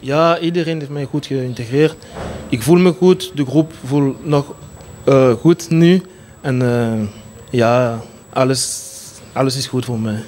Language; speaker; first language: Dutch; non-native, local second language; French